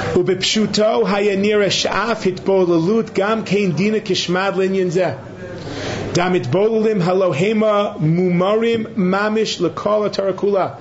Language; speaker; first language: Hebrew; non-native, fluent; English